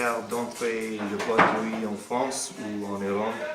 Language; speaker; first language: French; non-native, learner; English